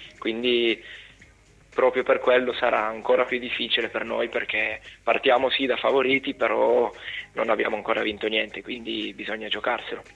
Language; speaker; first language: Italian; native; Italian